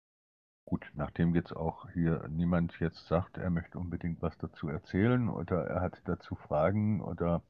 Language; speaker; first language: German; native; German